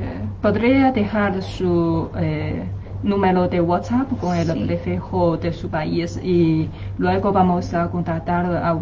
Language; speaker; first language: Spanish; non-native, learner; Chinese